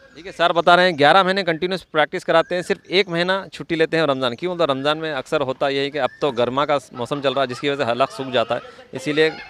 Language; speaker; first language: Hindi; non-native, local second language; Urdu